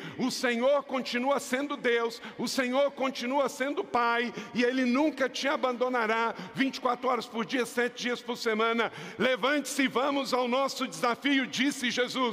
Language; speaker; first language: Portuguese; native; Portuguese